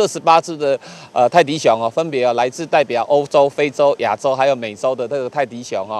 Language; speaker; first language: Chinese; native; Chinese